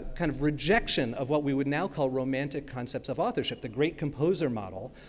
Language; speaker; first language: English; native; English